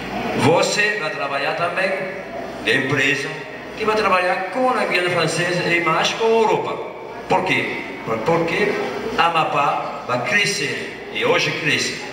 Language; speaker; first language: Portuguese; non-native, learner; French